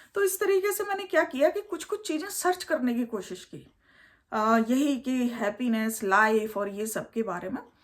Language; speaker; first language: Hindi; native; Hindi